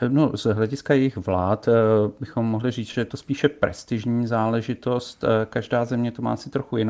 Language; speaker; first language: Czech; native; Czech